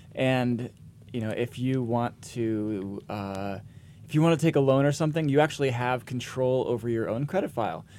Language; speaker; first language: English; native; English